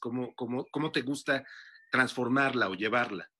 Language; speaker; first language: Spanish; native; Spanish